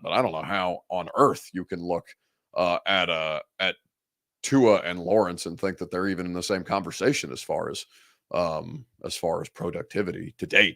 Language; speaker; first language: English; native; English